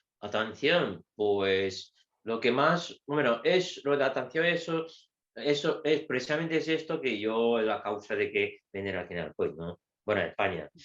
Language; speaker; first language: Spanish; non-native, fluent; Japanese